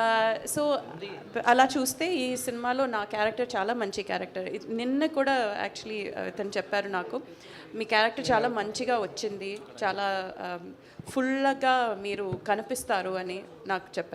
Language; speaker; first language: Telugu; non-native, fluent; Malayalam